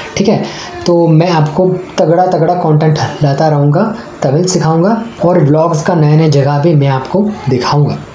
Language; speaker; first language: Hindi; non-native, local second language; Tamil